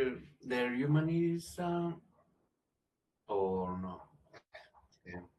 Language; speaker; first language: English; non-native, learner; Spanish